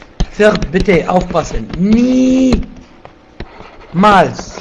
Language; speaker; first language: German; non-native, fluent; Arabic